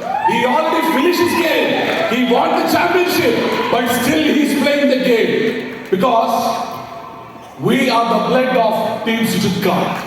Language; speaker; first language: English; non-native, local second language; Malayalam